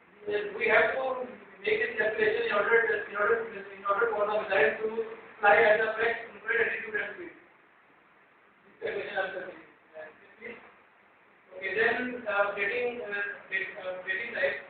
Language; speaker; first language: English; non-native, learner; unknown